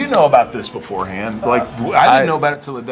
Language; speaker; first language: English; native; English